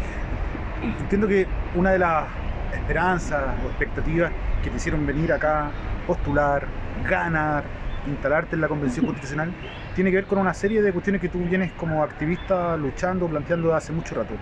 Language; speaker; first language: Spanish; native; Spanish